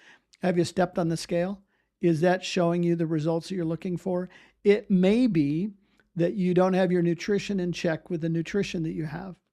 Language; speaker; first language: English; native; English